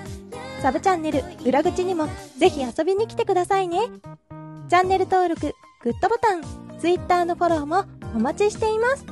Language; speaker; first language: Japanese; native; Japanese